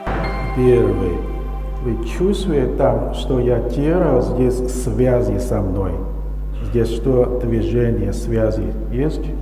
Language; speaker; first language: Russian; non-native, learner; Chinese